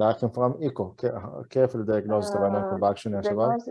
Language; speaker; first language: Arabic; native; Arabic